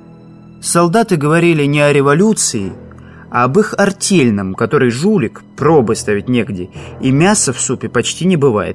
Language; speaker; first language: Russian; native; Russian